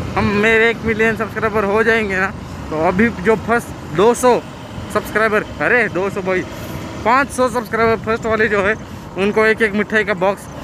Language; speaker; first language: Hindi; non-native, local second language; Marathi